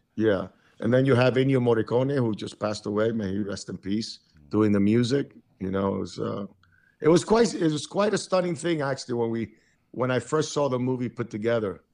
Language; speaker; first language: English; early bilingual, other home language; Spanish